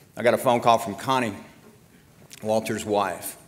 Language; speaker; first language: English; native; English